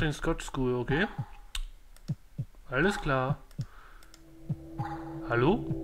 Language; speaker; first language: German; native; German